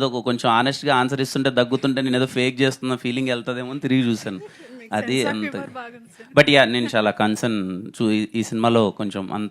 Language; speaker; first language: Telugu; native; Telugu